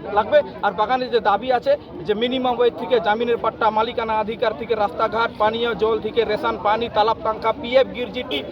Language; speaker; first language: Bangla; non-native, local second language; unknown